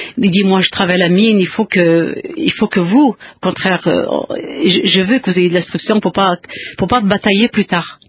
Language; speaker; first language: French; non-native, local second language; Kabyle